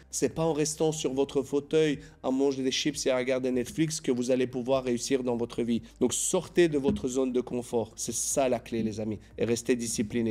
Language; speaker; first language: French; native; French